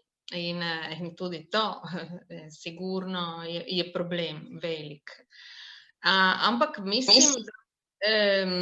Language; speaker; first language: Slovenian; non-native, local second language; Italian